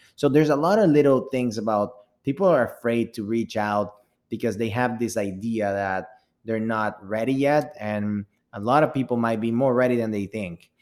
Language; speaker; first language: English; early bilingual, other home language; Spanish